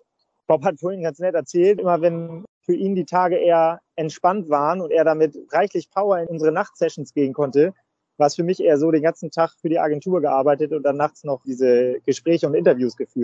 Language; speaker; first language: German; native; German